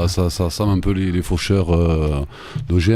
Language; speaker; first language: French; native; French